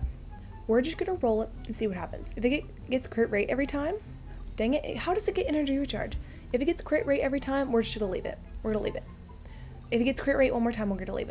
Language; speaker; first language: English; native; English